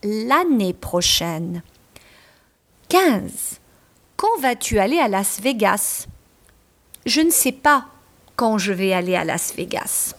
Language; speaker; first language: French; non-native, fluent; English